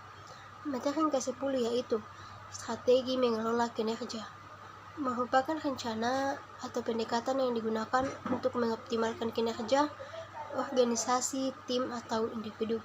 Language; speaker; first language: Indonesian; native; Indonesian